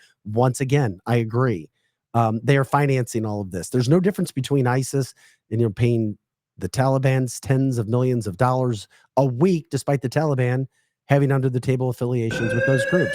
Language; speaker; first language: English; native; English